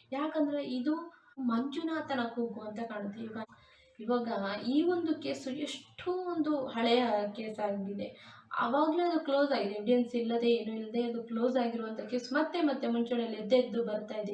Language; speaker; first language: Kannada; non-native, local second language; Tulu